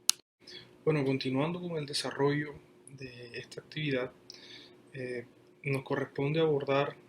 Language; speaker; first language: Spanish; native; Spanish